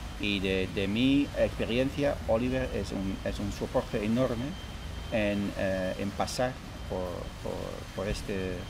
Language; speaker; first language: Spanish; non-native, fluent; Dutch